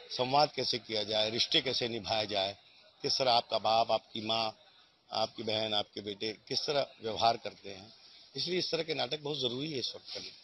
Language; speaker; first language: Hindi; native; Hindi